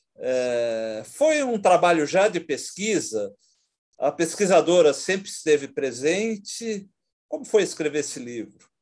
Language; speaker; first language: Portuguese; native; Portuguese